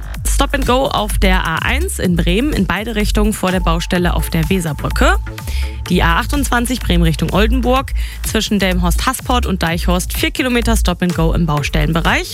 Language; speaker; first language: German; native; German